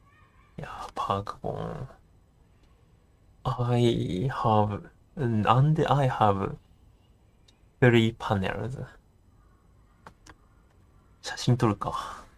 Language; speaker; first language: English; non-native, learner; Japanese